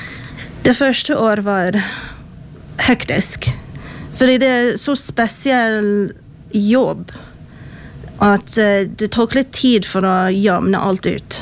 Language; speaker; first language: Swedish; non-native, fluent; English